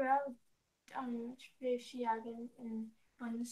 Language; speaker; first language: Irish; non-native, learner; English